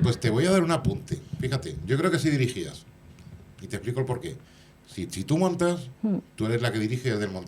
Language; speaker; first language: Spanish; native; Spanish